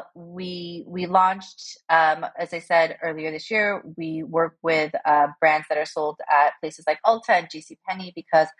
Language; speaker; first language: English; early bilingual, other home language; Korean